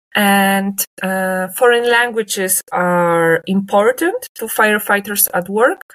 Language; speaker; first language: English; non-native, fluent; Polish